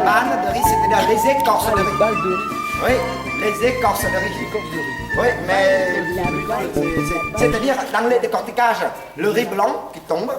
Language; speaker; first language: French; non-native, learner; Vietnamese